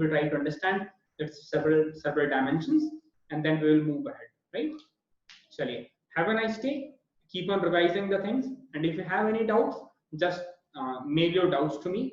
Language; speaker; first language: English; non-native, local second language; Hindi